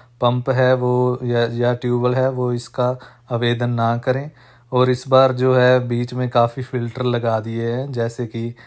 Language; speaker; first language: Hindi; non-native, local second language; Punjabi